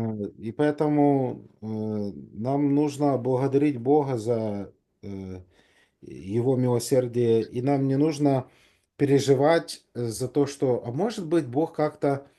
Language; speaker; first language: Russian; native; Russian